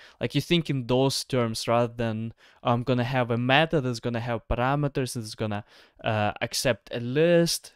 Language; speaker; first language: English; non-native, fluent; Ukrainian